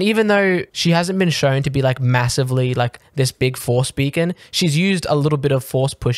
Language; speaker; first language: English; native; English